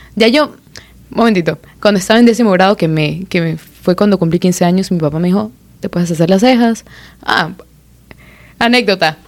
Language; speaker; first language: Spanish; native; Spanish